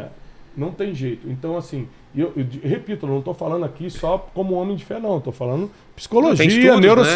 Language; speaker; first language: Portuguese; native; Portuguese